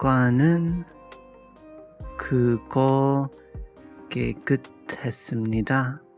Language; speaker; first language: Korean; non-native, learner; English